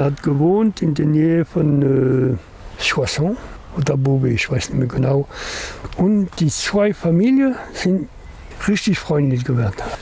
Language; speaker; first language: German; non-native, learner; French